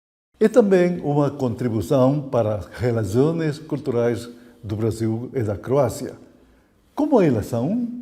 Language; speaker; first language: Portuguese; non-native, fluent; Croatian